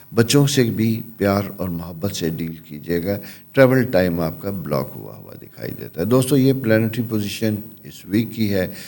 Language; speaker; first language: Urdu; non-native, local second language; Punjabi